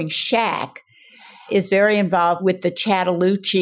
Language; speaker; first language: English; native; English